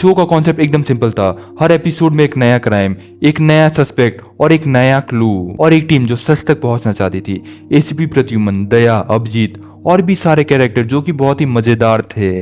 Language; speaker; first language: Hindi; non-native, local second language; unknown